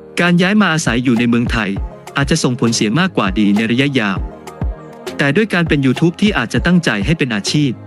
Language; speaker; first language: Thai; native; Thai